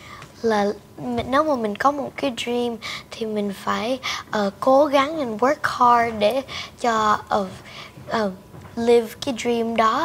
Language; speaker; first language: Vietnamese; early bilingual, heritage; Vietnamese